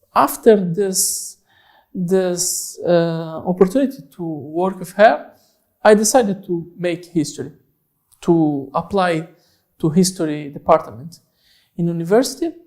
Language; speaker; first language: English; non-native, learner; Portuguese